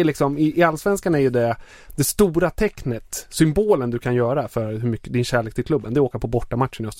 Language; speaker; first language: Swedish; native; Swedish